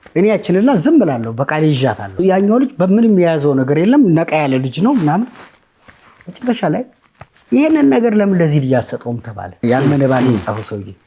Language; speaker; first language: Amharic; native; Amharic